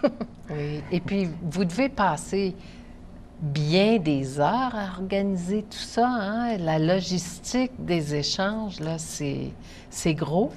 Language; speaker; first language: French; native; French